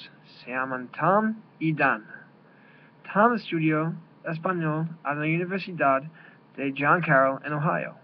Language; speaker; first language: Spanish; non-native, learner; English